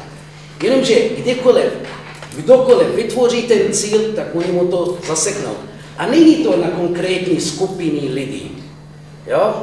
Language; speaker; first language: Czech; non-native, fluent; Arabic